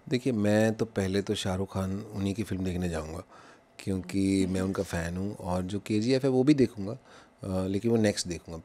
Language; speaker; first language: Hindi; non-native, local second language; Punjabi